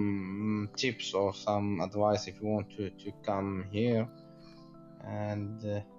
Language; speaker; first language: English; non-native, learner; Arabic